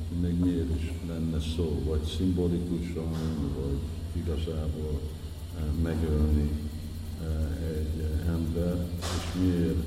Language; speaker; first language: Hungarian; early bilingual, heritage; Hungarian